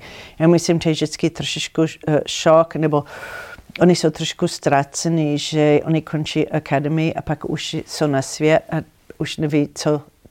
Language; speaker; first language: Czech; non-native, fluent; English